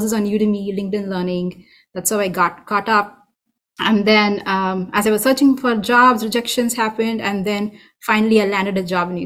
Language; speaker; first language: English; non-native, local second language; Tamil